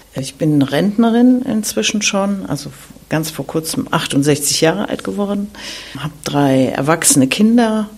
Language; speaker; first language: German; native; German